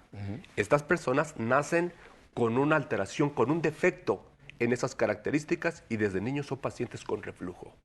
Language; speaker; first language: Spanish; native; Spanish